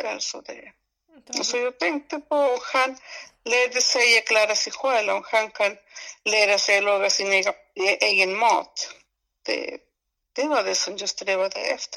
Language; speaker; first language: Swedish; non-native, fluent; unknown